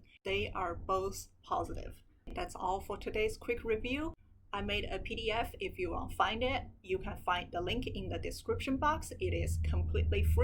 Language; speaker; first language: English; non-native, fluent; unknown